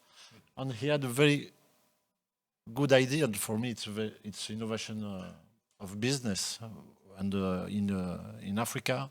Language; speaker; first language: English; non-native, local second language; French